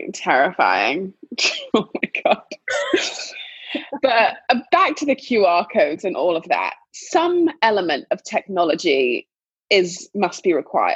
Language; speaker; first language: English; native; English